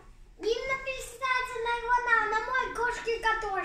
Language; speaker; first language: Russian; early bilingual, heritage; Russian